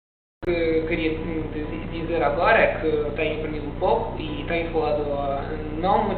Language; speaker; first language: Portuguese; non-native, learner; Italian